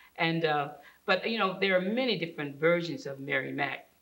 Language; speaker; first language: English; native; English